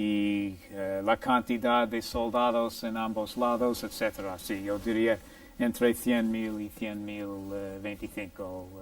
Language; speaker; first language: Spanish; non-native, fluent; English